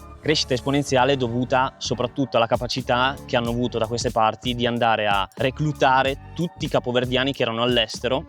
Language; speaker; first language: Italian; native; Italian